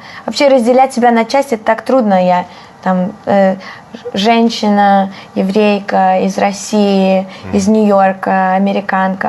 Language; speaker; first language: Russian; early bilingual, other home language; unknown